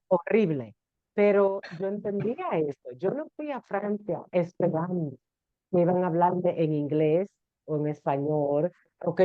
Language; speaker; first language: Spanish; early bilingual, heritage; Spanish